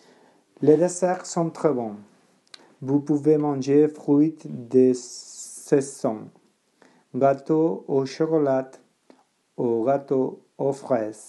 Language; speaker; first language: French; non-native, learner; Spanish